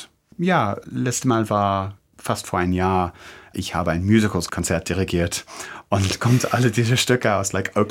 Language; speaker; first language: German; non-native, fluent; English